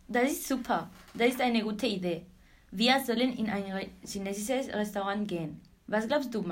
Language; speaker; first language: German; non-native, learner; Spanish